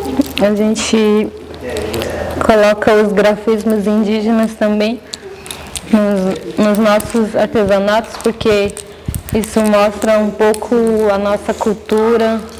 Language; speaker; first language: Portuguese; non-native, local second language; Guarani